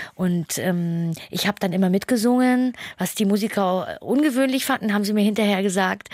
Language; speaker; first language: German; native; German